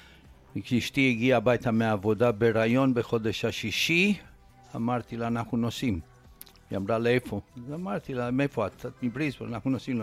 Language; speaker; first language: Hebrew; non-native, fluent; Romanian